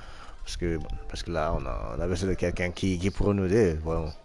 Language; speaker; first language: French; non-native, fluent; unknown